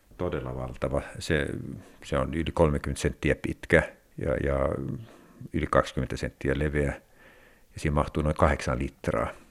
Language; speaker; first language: Finnish; non-native, local second language; Swedish